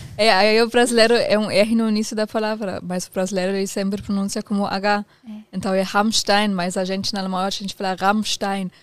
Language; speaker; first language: Portuguese; non-native, fluent; German